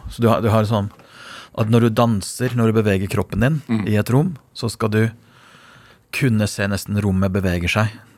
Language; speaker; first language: Norwegian; non-native, fluent; Persian